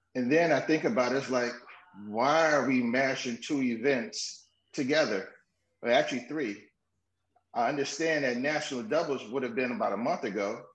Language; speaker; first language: English; native; English